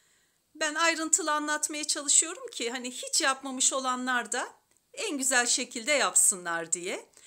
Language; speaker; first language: Turkish; native; Turkish